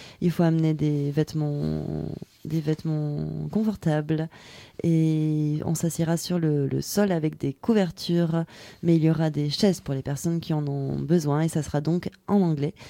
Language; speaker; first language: French; native; French